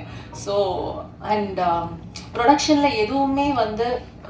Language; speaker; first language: Tamil; native; Tamil